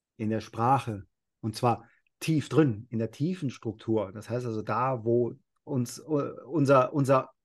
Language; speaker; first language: German; non-native, fluent; Spanish